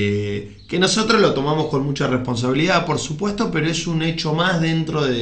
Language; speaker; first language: Spanish; native; Spanish